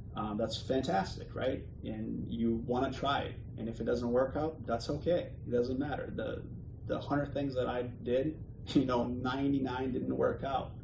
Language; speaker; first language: English; early bilingual, other home language; Bosnian